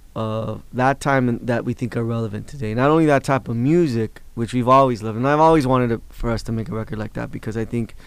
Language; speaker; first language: English; native; English